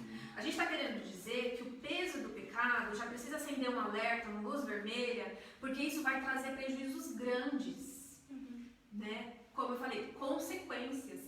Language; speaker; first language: Portuguese; native; Portuguese